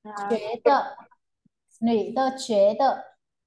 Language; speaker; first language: Chinese; non-native, fluent; Vietnamese